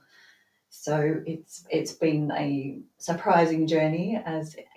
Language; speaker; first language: English; native; English